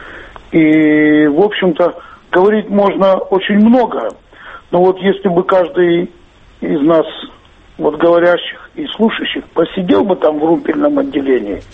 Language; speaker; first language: Russian; native; Russian